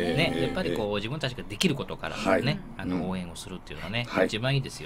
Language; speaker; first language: Japanese; native; Japanese